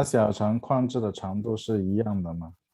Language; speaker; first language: Chinese; native; Chinese